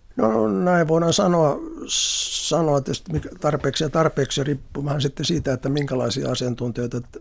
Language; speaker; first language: Finnish; native; Finnish